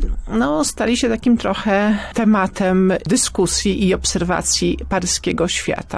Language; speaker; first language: Polish; native; Polish